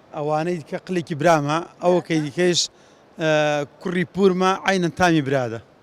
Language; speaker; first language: Central Kurdish; native; Central Kurdish